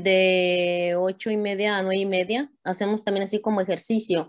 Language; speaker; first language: Spanish; native; Spanish